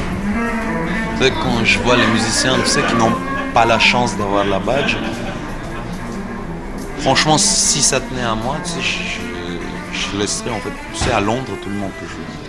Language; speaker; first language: French; non-native, fluent; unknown